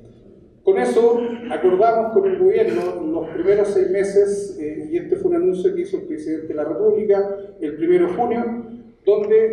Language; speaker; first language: Spanish; native; Spanish